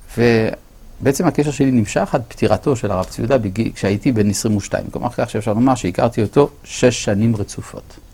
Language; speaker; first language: Hebrew; non-native, fluent; French